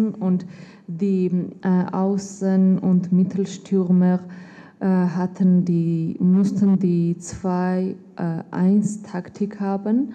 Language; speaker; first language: German; non-native, fluent; Armenian